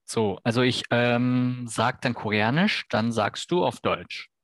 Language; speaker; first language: German; non-native, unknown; Korean